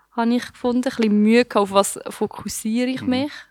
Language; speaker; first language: German; native; German